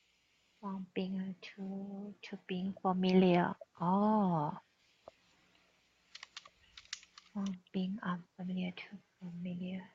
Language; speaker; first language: English; non-native, learner; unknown